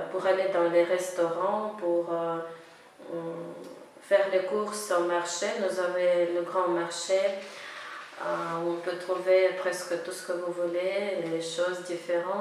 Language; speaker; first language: French; non-native, fluent; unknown